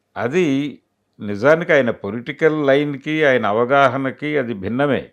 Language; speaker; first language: Telugu; native; Telugu